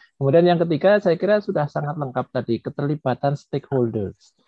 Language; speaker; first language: Indonesian; non-native, local second language; Javanese